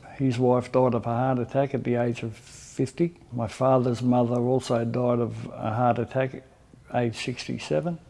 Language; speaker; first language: English; native; English